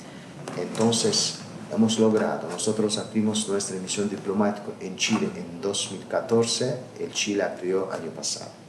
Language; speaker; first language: Spanish; non-native, learner; Azerbaijani